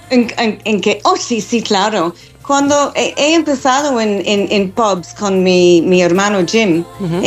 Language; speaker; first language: Spanish; non-native, fluent; English